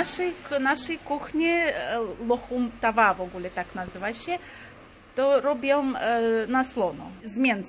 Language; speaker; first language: Polish; non-native, fluent; Crimean Tatar